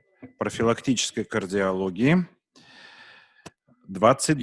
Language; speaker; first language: Russian; native; Russian